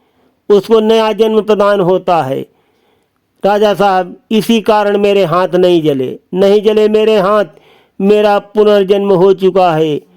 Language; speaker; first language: Hindi; native; Hindi